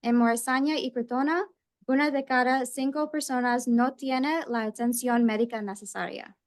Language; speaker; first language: Spanish; non-native, learner; English